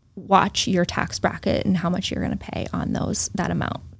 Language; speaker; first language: English; native; English